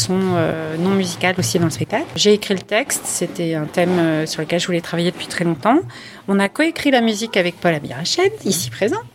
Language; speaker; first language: French; early bilingual, other home language; English